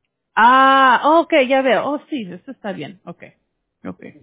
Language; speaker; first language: Spanish; early bilingual, heritage; Spanish